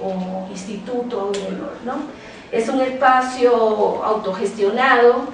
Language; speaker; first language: Spanish; native; Spanish